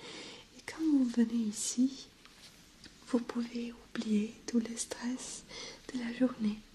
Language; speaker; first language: French; non-native, fluent; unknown